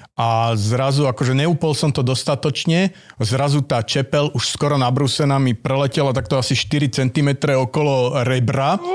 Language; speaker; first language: Slovak; native; Slovak